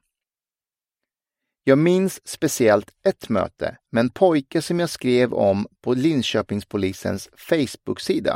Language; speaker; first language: Swedish; early bilingual, other home language; Persian